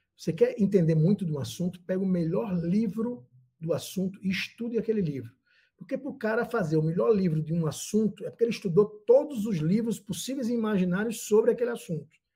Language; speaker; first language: Portuguese; native; Portuguese